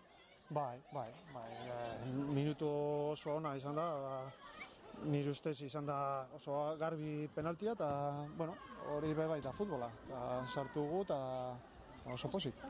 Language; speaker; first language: Basque; non-native, local second language; Spanish